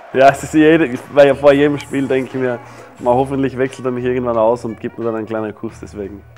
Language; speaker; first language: German; native; German